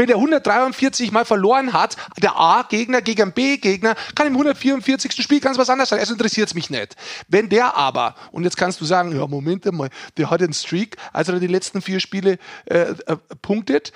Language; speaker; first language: German; native; German